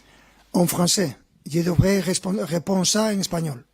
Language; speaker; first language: French; non-native, fluent; Spanish